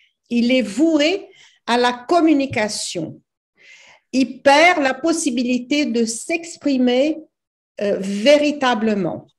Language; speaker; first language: French; non-native, fluent; Portuguese